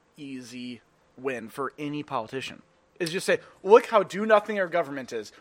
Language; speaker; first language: English; native; English